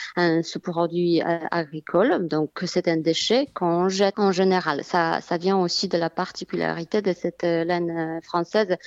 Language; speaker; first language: French; non-native, fluent; Polish